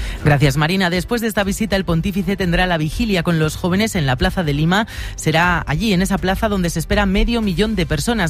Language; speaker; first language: Spanish; native; Spanish